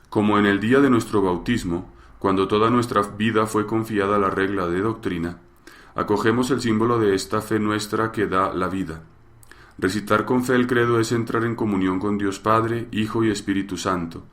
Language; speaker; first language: Spanish; native; Spanish